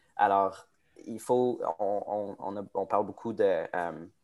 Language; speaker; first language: French; native; French